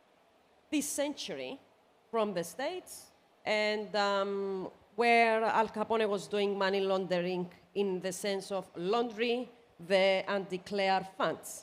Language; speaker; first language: English; non-native, fluent; Greek